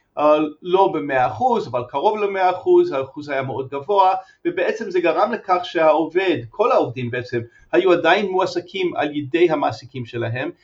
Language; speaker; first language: Hebrew; non-native, fluent; English